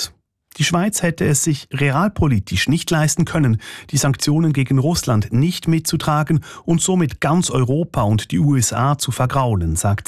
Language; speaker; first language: German; native; German